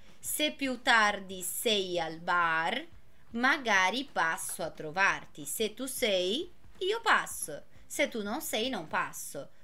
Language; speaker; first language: Italian; non-native, fluent; Portuguese